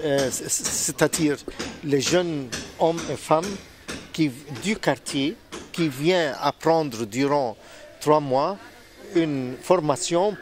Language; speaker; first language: French; non-native, fluent; Arabic